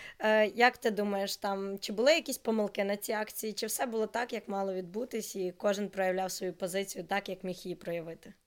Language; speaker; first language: Ukrainian; native; Ukrainian